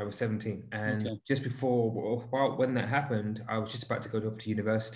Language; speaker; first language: English; native; English